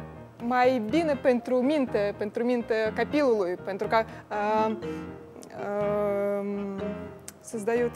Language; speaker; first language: Romanian; non-native, learner; Russian